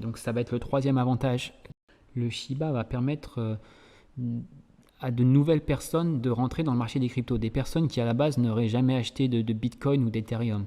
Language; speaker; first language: French; native; French